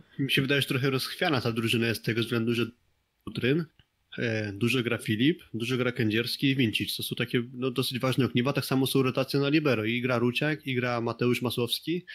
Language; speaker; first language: Polish; native; Polish